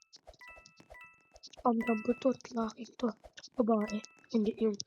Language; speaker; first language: Filipino; native; Filipino